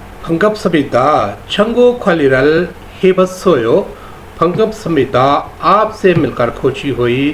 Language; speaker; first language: Korean; non-native, learner; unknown